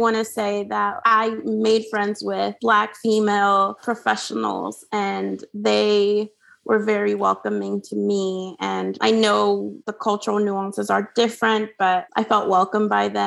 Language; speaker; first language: English; non-native, fluent; Spanish